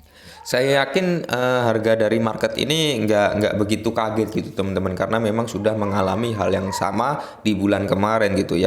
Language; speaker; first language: Indonesian; native; Indonesian